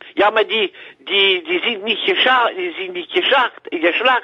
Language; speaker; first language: German; non-native, learner; French